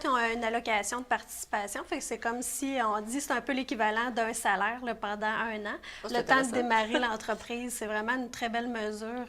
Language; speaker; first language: French; native; French